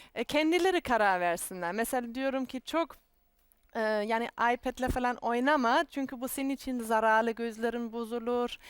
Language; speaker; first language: Turkish; non-native, fluent; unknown